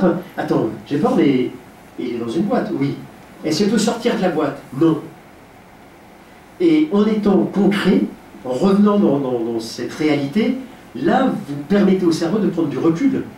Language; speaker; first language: French; native; French